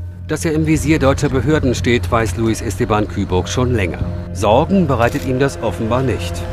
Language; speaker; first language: German; native; German